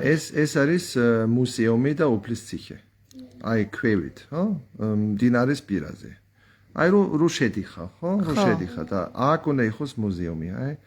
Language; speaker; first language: Georgian; non-native, learner; German